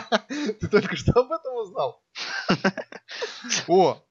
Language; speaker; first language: Russian; native; Russian